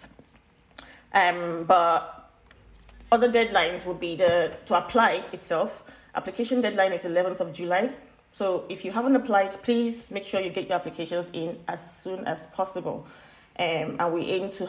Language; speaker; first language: English; non-native, local second language; Yoruba